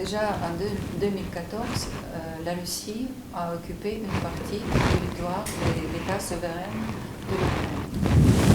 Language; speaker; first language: French; non-native, fluent; Ukrainian